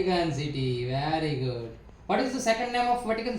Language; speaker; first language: English; non-native, local second language; Gujarati